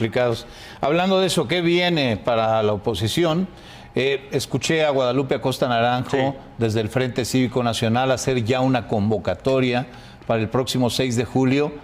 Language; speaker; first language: Spanish; native; Spanish